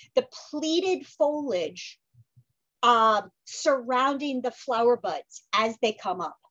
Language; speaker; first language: English; native; English